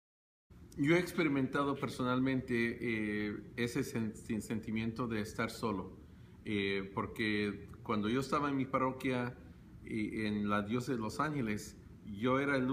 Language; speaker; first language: Spanish; early bilingual, heritage; Spanish